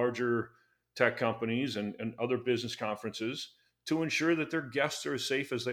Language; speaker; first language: English; native; English